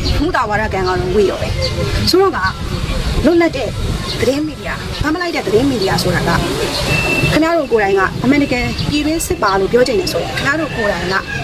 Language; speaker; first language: Burmese; native; Burmese